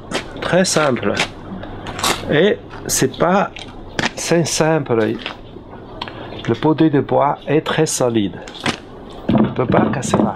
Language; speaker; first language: French; non-native, learner; Chinese